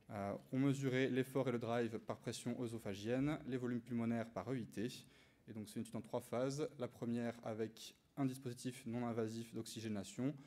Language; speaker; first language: French; native; French